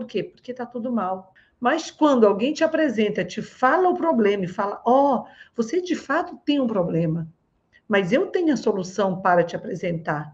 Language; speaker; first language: Portuguese; native; Portuguese